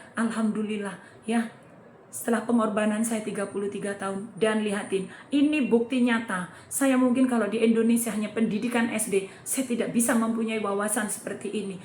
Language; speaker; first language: Indonesian; native; Indonesian